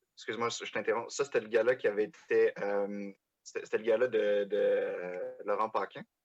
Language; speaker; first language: French; native; French